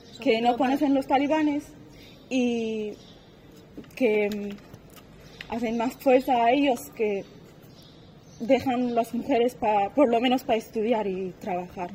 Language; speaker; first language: Spanish; non-native, learner; Persian